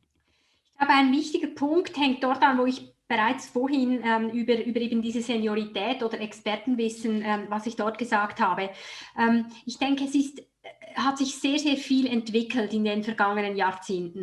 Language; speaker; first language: German; native; German